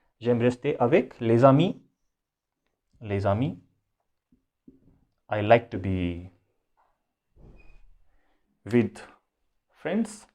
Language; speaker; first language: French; non-native, fluent; Hindi